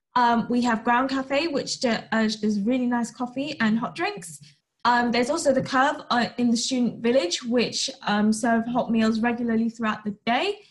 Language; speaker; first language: English; native; English